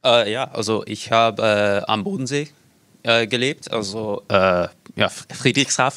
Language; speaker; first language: German; non-native, fluent; English